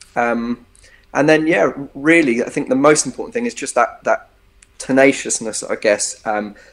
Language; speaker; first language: English; native; English